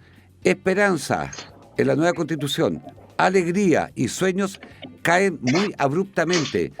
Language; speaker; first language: Spanish; native; Spanish